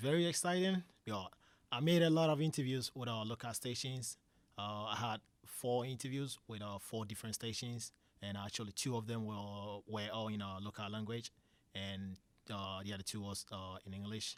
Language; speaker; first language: English; non-native, local second language; Akan